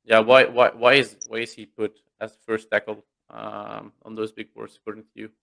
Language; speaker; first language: English; non-native, fluent; Dutch